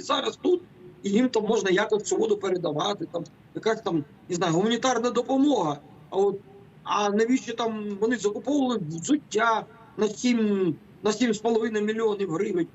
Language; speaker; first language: Ukrainian; native; Ukrainian